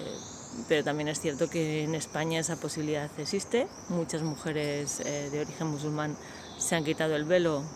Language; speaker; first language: Spanish; native; Spanish